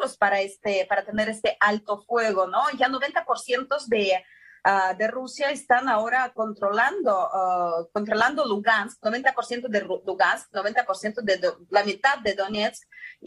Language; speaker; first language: Spanish; early bilingual, heritage; Russian